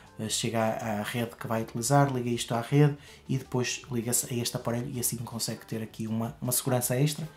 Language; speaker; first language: Portuguese; native; Portuguese